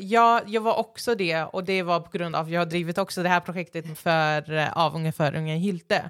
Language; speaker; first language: Swedish; early bilingual, other home language; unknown